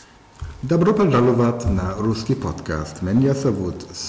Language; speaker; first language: Russian; non-native, learner; German